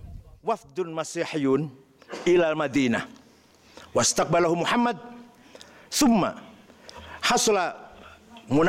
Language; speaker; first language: Arabic; non-native, fluent; Indonesian